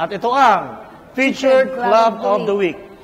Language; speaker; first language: Filipino; native; Filipino